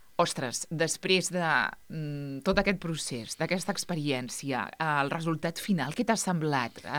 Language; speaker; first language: Catalan; native; Catalan